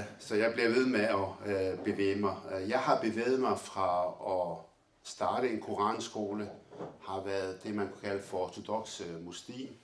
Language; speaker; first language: Danish; early bilingual, other home language; Arabic